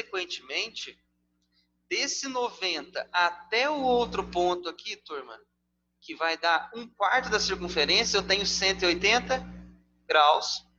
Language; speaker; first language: Portuguese; native; Portuguese